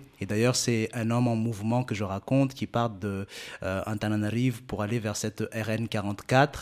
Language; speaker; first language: French; non-native, local second language; Malagasy